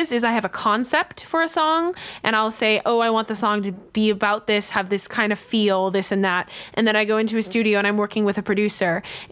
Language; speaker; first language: English; native; English